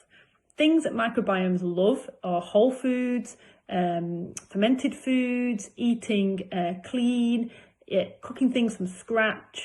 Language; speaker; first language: English; native; English